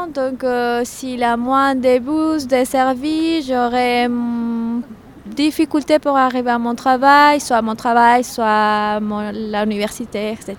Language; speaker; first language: French; non-native, learner; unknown